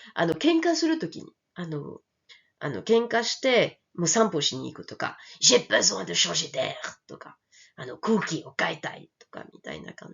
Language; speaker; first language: Japanese; non-native, fluent; French